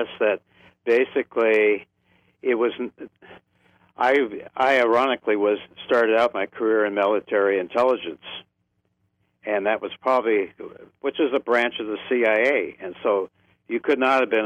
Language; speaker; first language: English; native; English